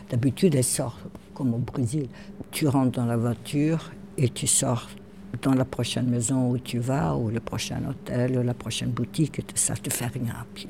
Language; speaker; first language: French; non-native, fluent; Portuguese